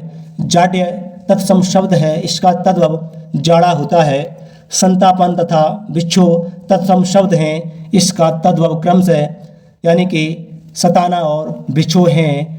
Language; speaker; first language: Hindi; native; Hindi